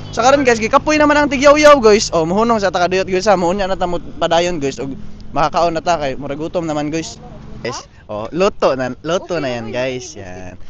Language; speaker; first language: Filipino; non-native, local second language; Cebuano